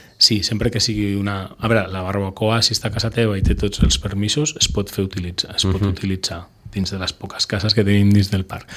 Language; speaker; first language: Catalan; non-native, local second language; Spanish